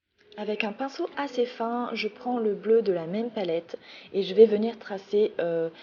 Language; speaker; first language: French; native; French